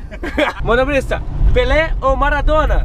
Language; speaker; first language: Portuguese; native; Portuguese